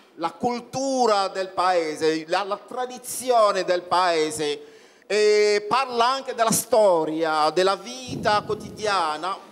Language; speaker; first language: Italian; non-native, fluent; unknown